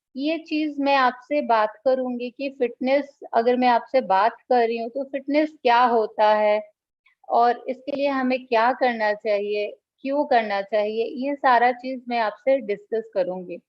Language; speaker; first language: Hindi; non-native, local second language; Bangla